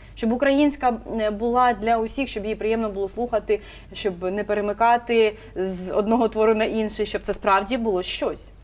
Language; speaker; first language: Ukrainian; native; Ukrainian